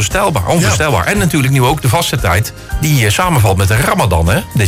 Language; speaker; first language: Dutch; native; Dutch